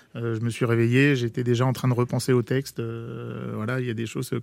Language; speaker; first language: French; native; French